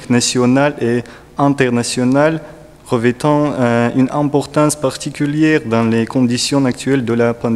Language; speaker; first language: French; non-native, learner; Russian